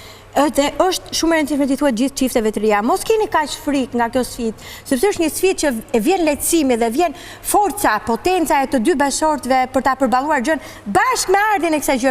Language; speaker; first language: Albanian; native; Albanian